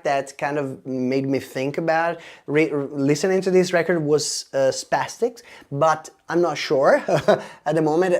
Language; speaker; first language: English; non-native, fluent; Italian